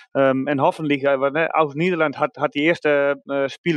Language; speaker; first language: German; non-native, learner; Dutch